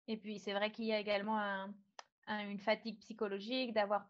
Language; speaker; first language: French; native; French